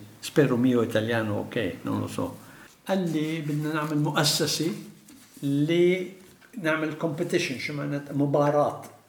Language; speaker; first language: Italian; non-native, learner; Arabic